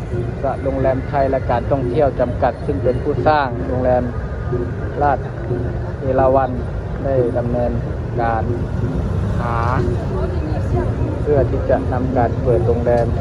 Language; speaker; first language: Thai; non-native, local second language; Lao